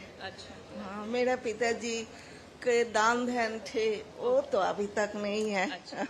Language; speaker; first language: Hindi; non-native, local second language; Bangla